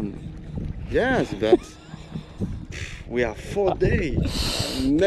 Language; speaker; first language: English; non-native, learner; French